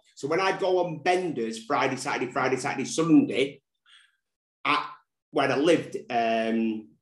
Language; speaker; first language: English; native; English